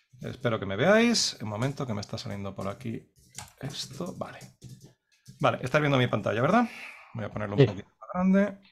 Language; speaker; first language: Spanish; native; Spanish